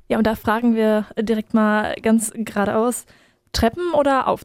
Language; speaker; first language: German; native; German